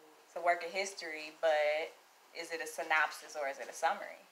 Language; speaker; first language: English; native; English